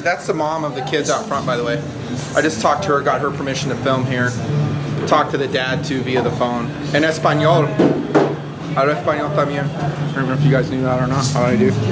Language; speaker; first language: English; native; English